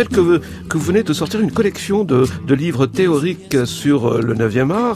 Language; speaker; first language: French; native; French